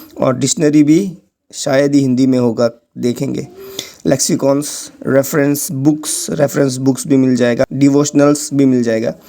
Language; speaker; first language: Hindi; non-native, local second language; Nepali